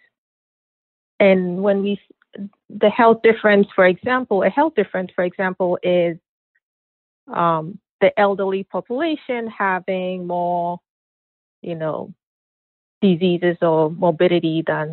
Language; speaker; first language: English; non-native, local second language; Akan